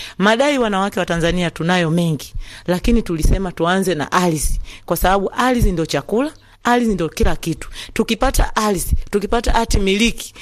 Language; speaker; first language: Swahili; native; Swahili